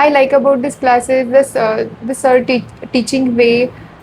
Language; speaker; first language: English; non-native, learner; Marathi